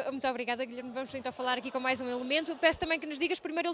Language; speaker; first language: Portuguese; native; Portuguese